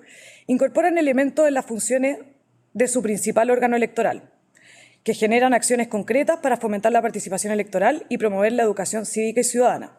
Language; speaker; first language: Spanish; native; Spanish